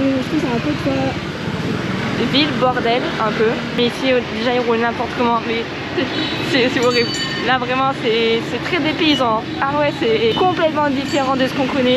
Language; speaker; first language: French; native; French